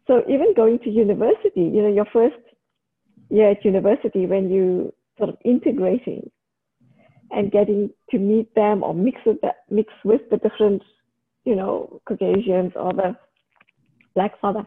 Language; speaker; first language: English; native; English